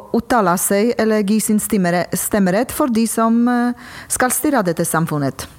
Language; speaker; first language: Norwegian; non-native, fluent; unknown